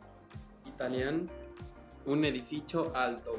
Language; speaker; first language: Italian; non-native, learner; Spanish